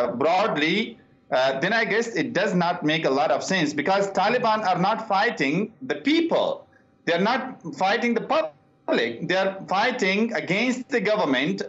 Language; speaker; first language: English; non-native, fluent; Persian